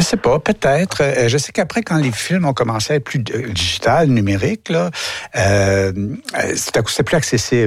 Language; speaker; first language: French; native; French